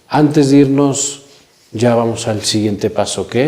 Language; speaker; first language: Spanish; native; Spanish